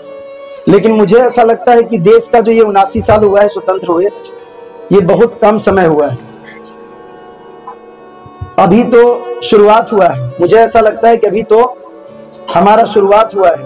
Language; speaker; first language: Hindi; native; Hindi